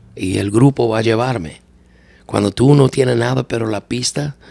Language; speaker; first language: Spanish; non-native, learner; English